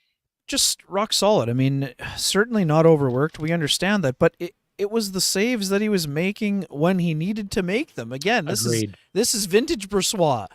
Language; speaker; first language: English; native; English